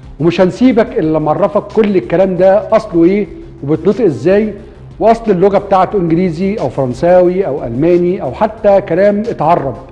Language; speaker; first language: Arabic; native; Arabic